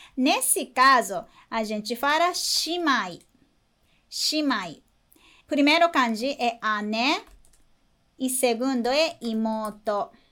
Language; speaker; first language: Portuguese; non-native, fluent; Japanese